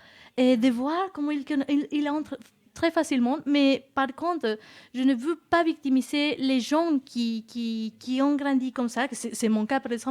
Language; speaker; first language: French; non-native, fluent; Spanish